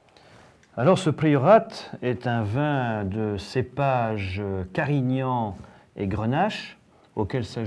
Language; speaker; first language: French; native; French